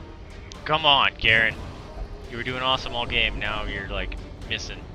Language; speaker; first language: English; native; English